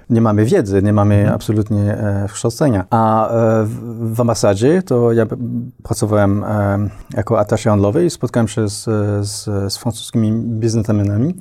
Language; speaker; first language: Polish; non-native, fluent; French